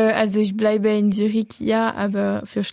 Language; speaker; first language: German; non-native, local second language; French